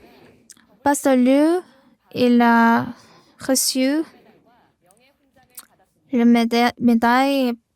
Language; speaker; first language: French; non-native, learner; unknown